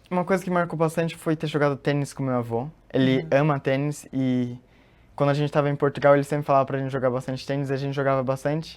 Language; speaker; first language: Portuguese; early bilingual, heritage; Portuguese